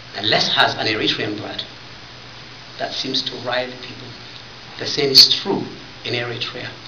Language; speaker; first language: English; non-native, fluent; Tigrinya